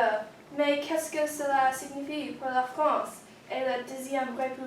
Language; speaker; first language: French; non-native, learner; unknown